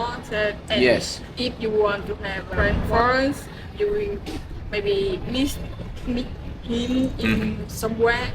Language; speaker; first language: English; non-native, learner; Vietnamese